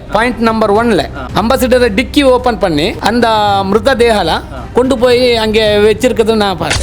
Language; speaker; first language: Tamil; non-native, learner; Kannada